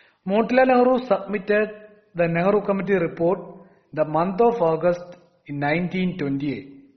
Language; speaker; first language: English; non-native, local second language; Malayalam